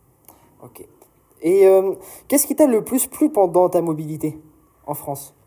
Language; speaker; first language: French; native; French